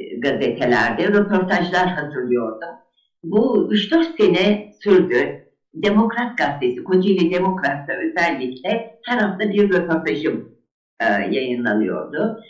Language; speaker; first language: Turkish; native; Turkish